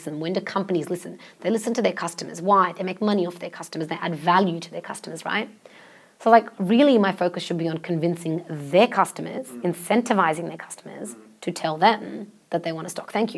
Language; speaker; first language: English; non-native, local second language; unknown